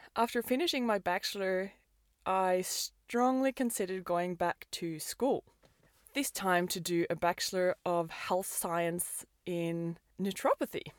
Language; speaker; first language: English; non-native, fluent; Norwegian